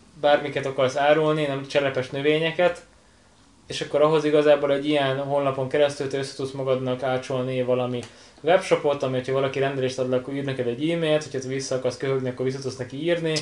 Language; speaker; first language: Hungarian; native; Hungarian